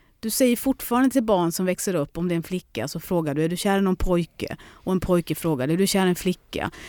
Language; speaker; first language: Swedish; early bilingual, other home language; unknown